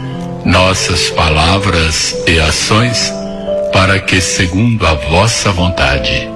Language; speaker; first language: Portuguese; native; Portuguese